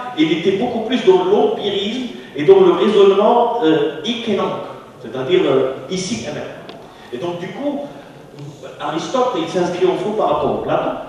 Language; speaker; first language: French; non-native, local second language; Arabic